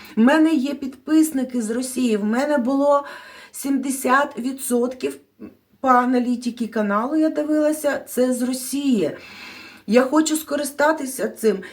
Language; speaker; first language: Ukrainian; non-native, local second language; Russian